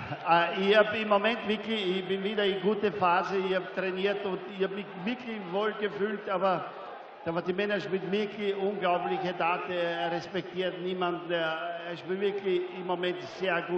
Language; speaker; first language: German; non-native, fluent; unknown